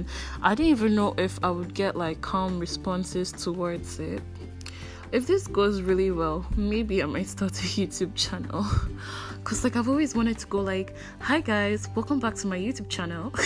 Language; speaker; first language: English; non-native, local second language; Igbo